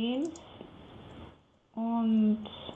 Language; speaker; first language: German; non-native, learner; Macedonian